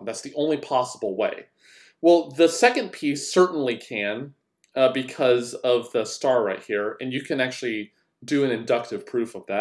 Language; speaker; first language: English; native; English